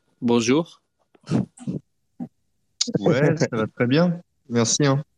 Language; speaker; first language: French; non-native, learner; Polish